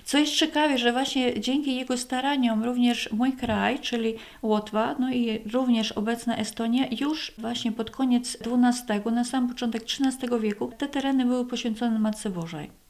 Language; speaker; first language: Polish; non-native, fluent; Latvian